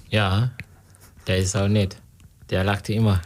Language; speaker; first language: German; non-native, learner; Kinyarwanda